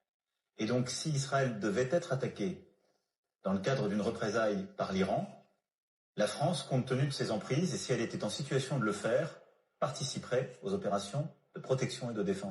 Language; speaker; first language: French; native; French